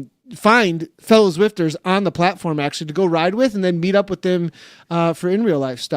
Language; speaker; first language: English; native; English